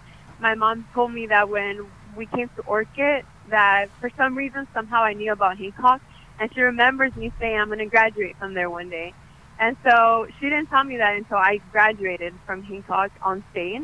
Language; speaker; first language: English; native; English